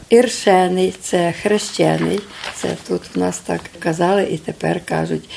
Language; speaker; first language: Ukrainian; native; Ukrainian